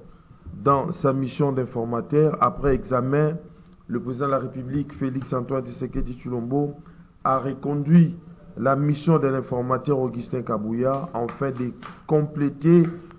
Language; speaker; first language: French; non-native, local second language; Lingala